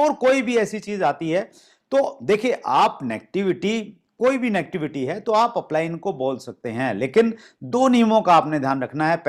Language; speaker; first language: Hindi; native; Hindi